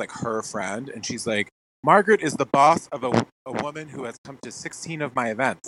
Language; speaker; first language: English; native; English